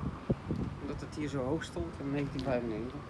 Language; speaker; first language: Dutch; native; Dutch